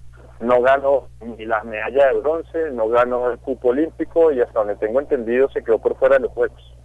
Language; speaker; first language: Spanish; native; Spanish